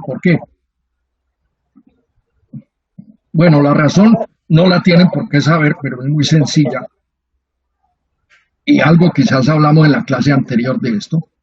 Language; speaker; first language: Spanish; native; Spanish